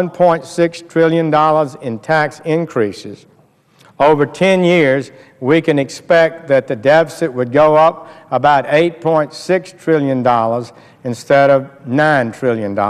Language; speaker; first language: English; native; English